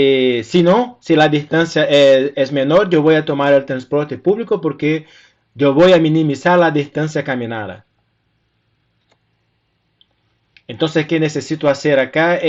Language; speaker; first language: Spanish; non-native, fluent; Portuguese